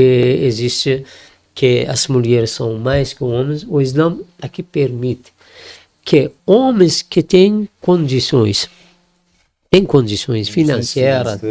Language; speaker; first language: Portuguese; non-native, learner; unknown